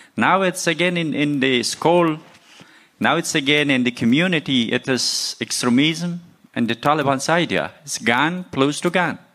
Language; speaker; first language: English; non-native, learner; Persian